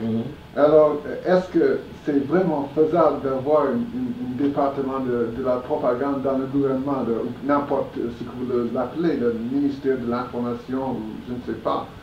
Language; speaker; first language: French; non-native, fluent; English